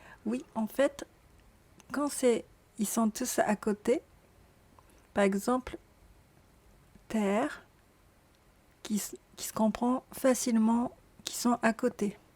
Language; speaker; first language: French; non-native, learner; Japanese